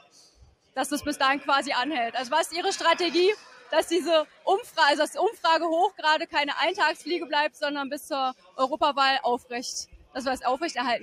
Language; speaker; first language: German; native; German